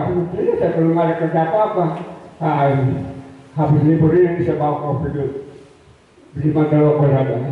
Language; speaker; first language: Indonesian; non-native, local second language; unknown